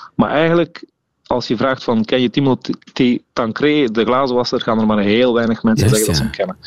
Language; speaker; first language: Dutch; native; Dutch